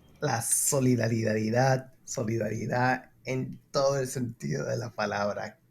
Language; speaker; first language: Spanish; native; Spanish